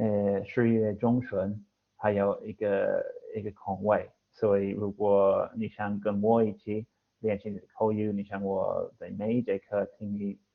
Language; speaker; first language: Chinese; non-native, fluent; English